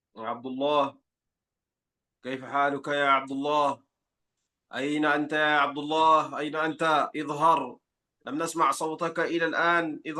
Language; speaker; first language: Arabic; non-native, fluent; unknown